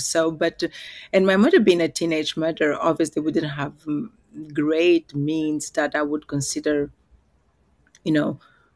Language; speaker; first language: English; non-native, fluent; Upper Guinea Crioulo